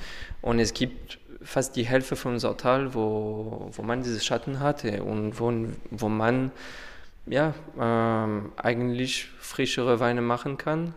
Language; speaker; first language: German; non-native, fluent; French